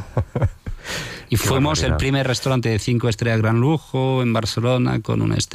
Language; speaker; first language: Spanish; non-native, fluent; French